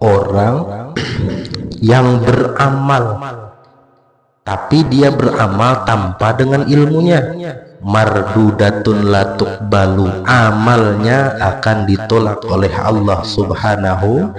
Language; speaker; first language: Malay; non-native, local second language; Banjar